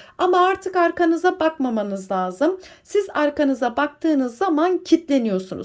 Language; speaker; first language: Turkish; native; Turkish